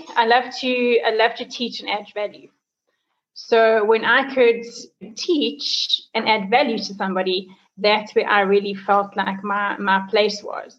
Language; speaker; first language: English; native; English